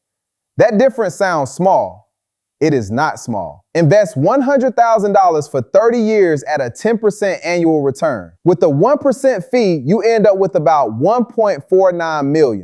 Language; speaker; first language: English; native; English